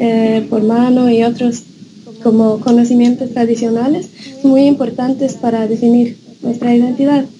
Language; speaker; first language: Spanish; non-native, fluent; Norwegian